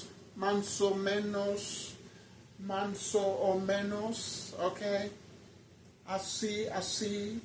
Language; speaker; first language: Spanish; non-native, learner; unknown